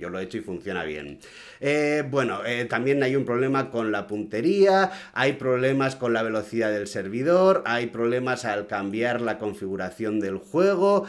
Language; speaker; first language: Spanish; native; Spanish